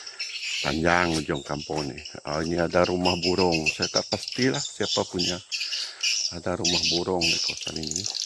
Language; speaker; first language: Malay; native; Malay